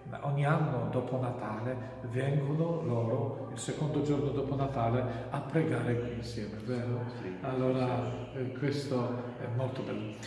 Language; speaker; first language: Italian; non-native, learner; Polish